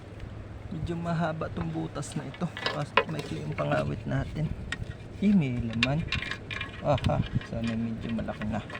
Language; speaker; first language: Filipino; native; Filipino